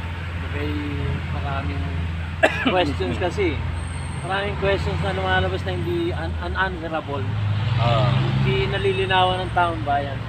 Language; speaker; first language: Filipino; native; Filipino